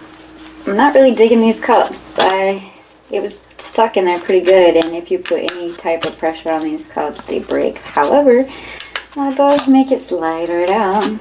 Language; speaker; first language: English; native; English